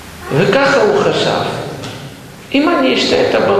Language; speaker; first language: Hebrew; non-native, fluent; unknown